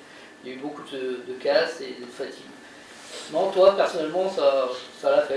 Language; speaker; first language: French; native; French